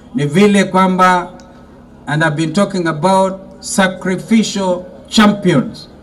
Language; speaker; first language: Swahili; native; Swahili